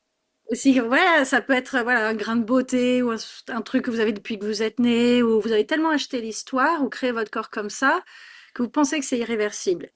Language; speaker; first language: French; native; French